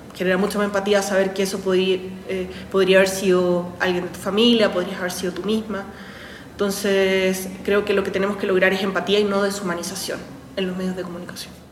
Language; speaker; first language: Spanish; native; Spanish